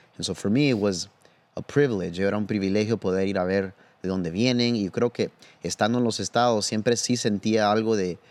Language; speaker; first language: Spanish; early bilingual, heritage; Spanish